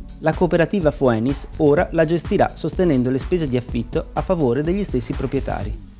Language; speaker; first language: Italian; native; Italian